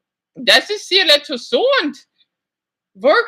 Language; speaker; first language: German; non-native, learner; English